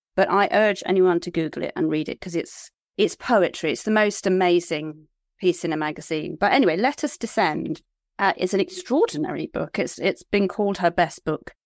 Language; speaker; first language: English; native; English